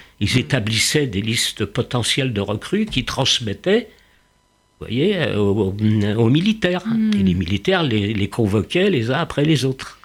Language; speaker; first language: French; early bilingual, other home language; Yiddish